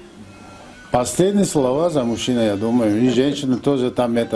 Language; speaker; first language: Russian; non-native, fluent; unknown